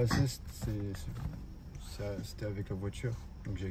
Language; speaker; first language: French; non-native, fluent; Japanese